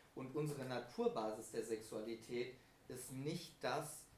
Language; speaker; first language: German; native; German